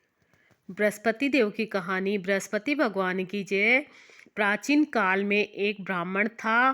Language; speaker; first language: Hindi; native; Hindi